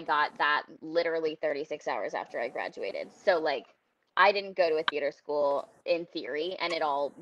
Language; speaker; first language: English; native; English